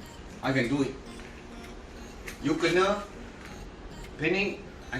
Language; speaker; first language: English; non-native, local second language; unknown